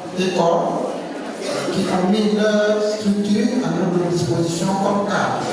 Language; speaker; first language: French; non-native, local second language; Wolof